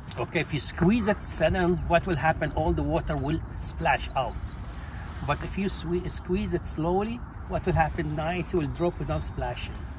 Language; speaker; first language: English; non-native, fluent; Arabic